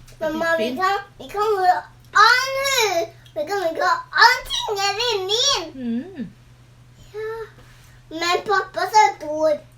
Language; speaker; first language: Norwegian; early bilingual, other home language; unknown